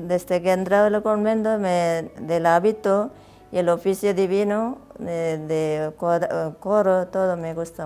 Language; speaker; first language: Spanish; non-native, learner; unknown